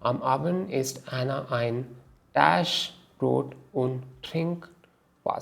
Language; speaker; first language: German; non-native, learner; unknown